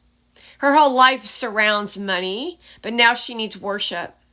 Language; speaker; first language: English; native; English